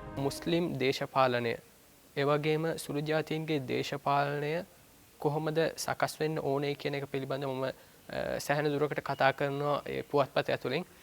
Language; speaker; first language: Sinhala; non-native, local second language; Tamil